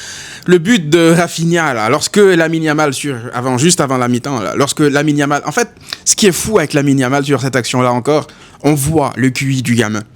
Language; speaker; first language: French; native; French